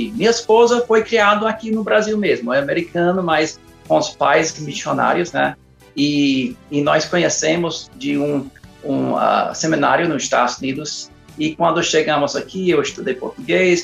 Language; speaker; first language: Portuguese; non-native, fluent; English